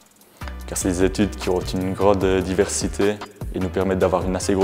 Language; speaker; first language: French; native; French